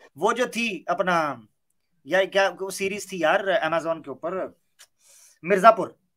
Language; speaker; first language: Urdu; native; Urdu